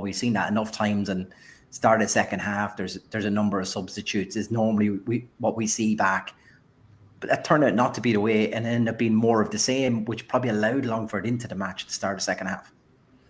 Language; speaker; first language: English; native; English